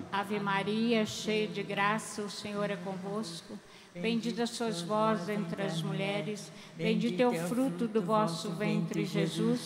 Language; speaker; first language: Portuguese; native; Portuguese